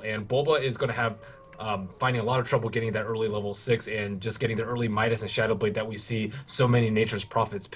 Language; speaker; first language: English; native; English